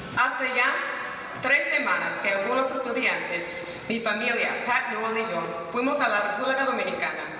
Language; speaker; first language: Spanish; non-native, fluent; English